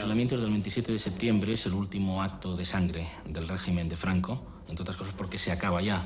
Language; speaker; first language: Spanish; native; Spanish